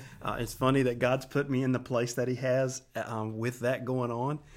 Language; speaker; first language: English; native; English